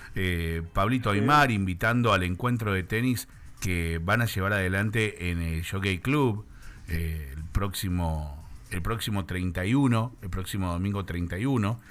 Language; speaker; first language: Spanish; native; Spanish